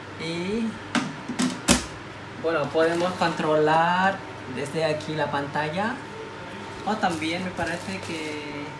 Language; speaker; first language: Spanish; non-native, learner; Thai